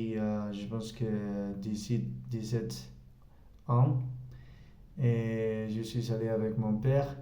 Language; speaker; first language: French; non-native, learner; Spanish